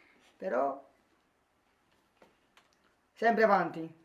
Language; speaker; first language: Italian; non-native, learner; Romanian